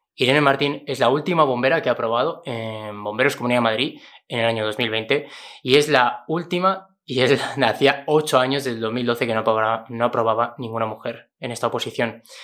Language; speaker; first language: Spanish; native; Spanish